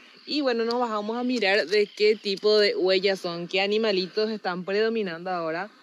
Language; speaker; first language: Spanish; native; Spanish